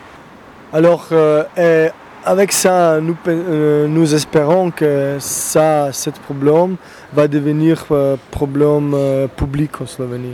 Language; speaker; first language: French; non-native, fluent; Slovenian